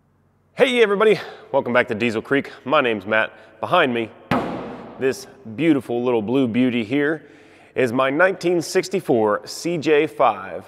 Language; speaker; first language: English; native; English